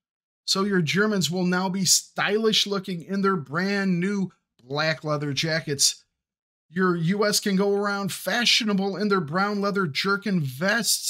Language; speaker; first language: English; native; English